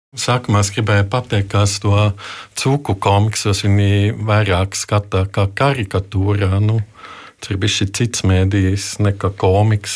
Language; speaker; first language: Latvian; non-native, fluent; German